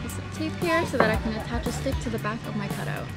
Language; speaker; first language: English; native; English